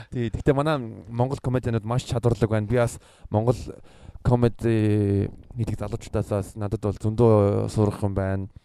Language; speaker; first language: Mongolian; early bilingual, heritage; Mongolian